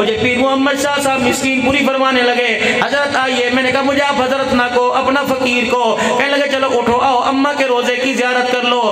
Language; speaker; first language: Urdu; non-native, local second language; Punjabi